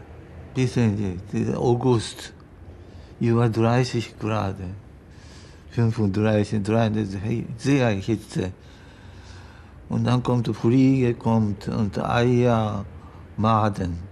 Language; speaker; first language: German; non-native, learner; Japanese